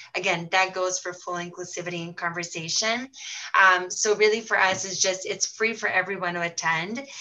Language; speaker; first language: English; early bilingual, heritage; Portuguese